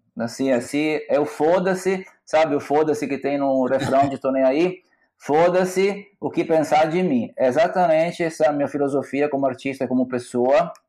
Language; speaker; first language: Portuguese; non-native, fluent; Italian